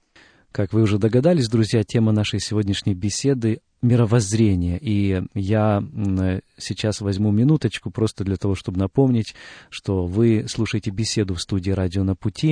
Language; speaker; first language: Russian; native; Russian